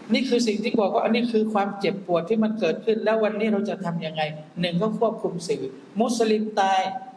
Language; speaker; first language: Thai; non-native, local second language; Malay